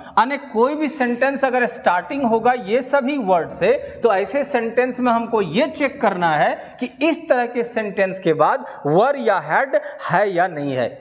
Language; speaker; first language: Hindi; native; Hindi